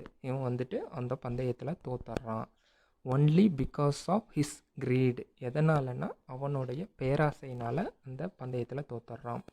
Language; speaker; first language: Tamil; native; Tamil